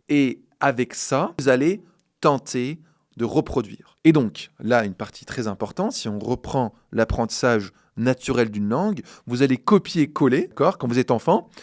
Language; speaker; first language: French; native; French